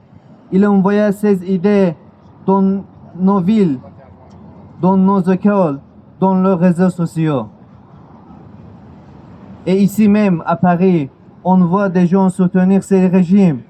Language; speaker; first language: French; non-native, learner; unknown